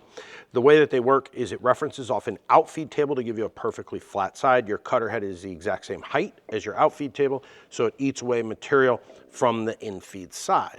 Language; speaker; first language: English; native; English